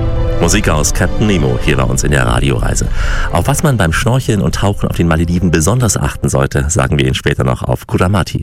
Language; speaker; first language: German; native; German